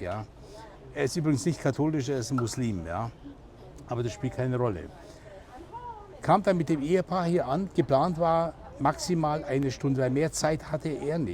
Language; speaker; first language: German; native; German